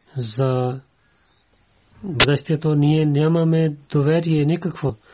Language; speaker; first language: Bulgarian; non-native, learner; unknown